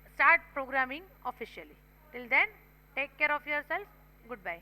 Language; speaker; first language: English; non-native, local second language; Gujarati